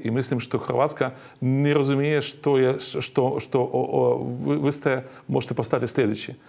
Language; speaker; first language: Croatian; non-native, learner; Ukrainian